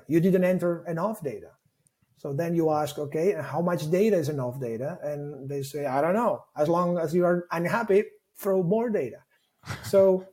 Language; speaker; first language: English; non-native, fluent; Catalan